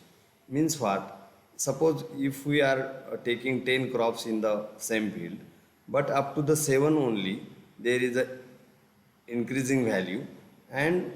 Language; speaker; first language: English; non-native, local second language; Marathi